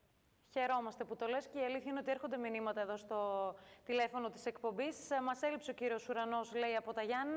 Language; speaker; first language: Greek; native; Greek